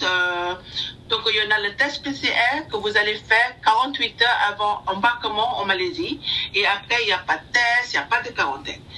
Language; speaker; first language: French; non-native, learner; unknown